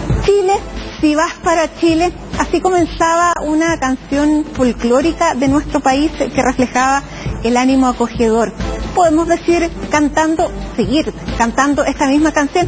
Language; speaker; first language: Spanish; native; Spanish